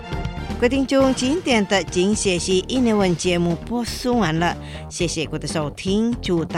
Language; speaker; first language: Chinese; non-native, fluent; Indonesian